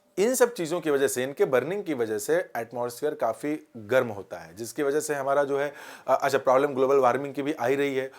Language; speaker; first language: Hindi; native; Hindi